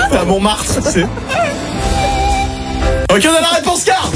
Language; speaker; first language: French; native; French